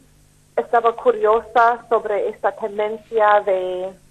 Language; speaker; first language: Spanish; non-native, fluent; English